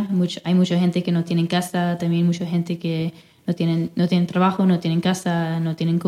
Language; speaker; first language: Spanish; non-native, fluent; English